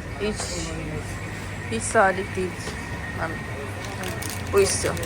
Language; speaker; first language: Turkish; non-native, learner; Persian